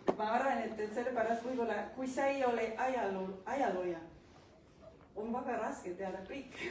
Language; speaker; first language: Estonian; non-native, learner; Spanish